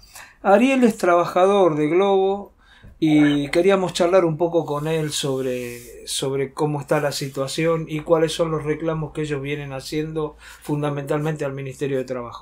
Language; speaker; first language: Spanish; native; Spanish